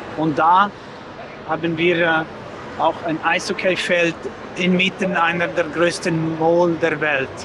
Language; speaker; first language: German; non-native, local second language; Italian